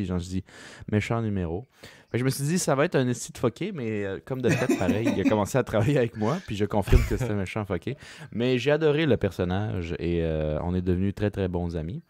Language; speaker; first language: French; native; French